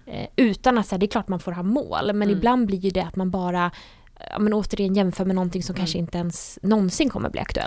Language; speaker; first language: Swedish; native; Swedish